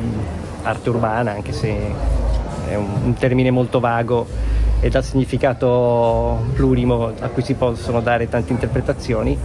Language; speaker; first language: Italian; native; Italian